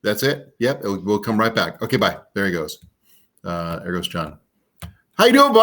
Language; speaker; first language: English; native; English